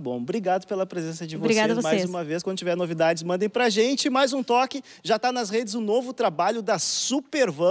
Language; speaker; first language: Portuguese; native; Portuguese